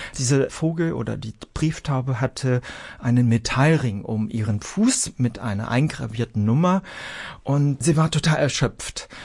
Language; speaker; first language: German; early bilingual, other home language; Vietnamese